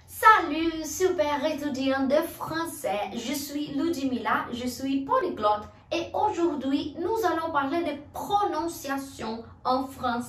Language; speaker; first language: French; non-native, fluent; Portuguese